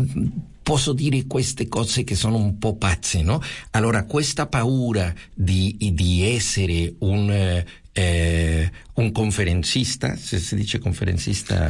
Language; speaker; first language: Italian; non-native, fluent; Spanish